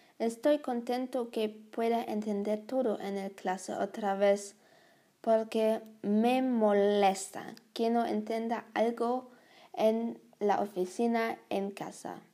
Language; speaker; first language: Spanish; non-native, learner; German